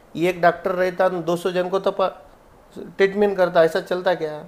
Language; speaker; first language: Hindi; non-native, local second language; Marathi